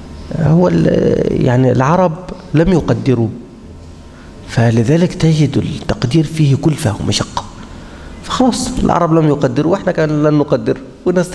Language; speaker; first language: Arabic; native; Arabic